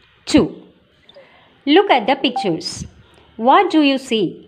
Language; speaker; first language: English; non-native, local second language; Malayalam